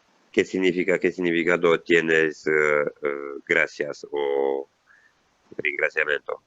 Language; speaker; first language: Spanish; non-native, learner; Italian